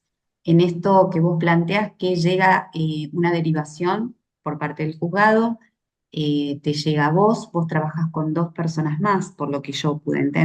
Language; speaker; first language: Spanish; native; Spanish